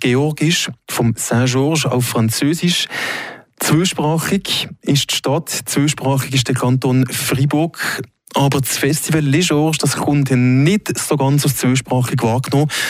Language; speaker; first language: German; native; German